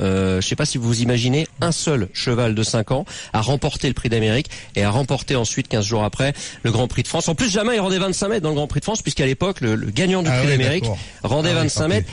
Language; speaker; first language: French; native; French